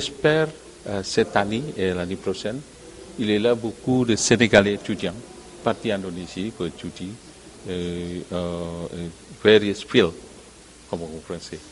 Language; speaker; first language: French; non-native, learner; Indonesian